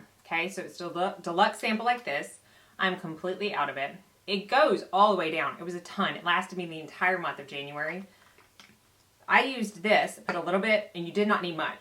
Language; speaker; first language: English; native; English